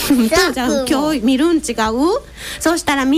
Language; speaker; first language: Japanese; native; Japanese